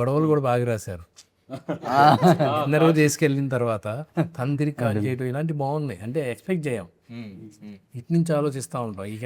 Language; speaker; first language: Telugu; native; Telugu